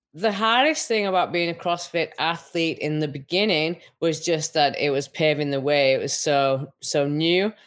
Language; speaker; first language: English; native; English